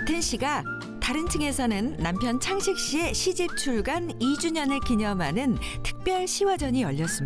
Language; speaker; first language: Korean; native; Korean